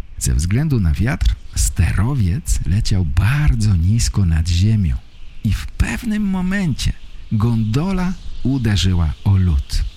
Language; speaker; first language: Polish; native; Polish